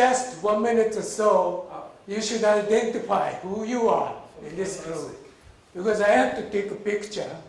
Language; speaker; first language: English; non-native, fluent; Japanese